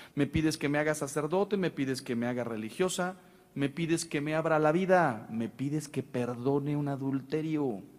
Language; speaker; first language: Spanish; native; Spanish